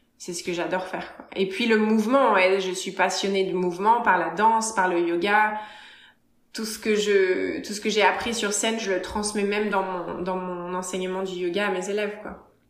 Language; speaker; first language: French; native; French